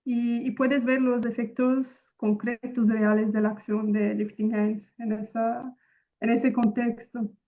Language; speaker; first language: Spanish; non-native, fluent; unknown